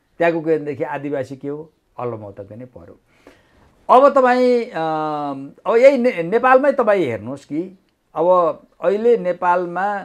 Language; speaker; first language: Nepali; native; Nepali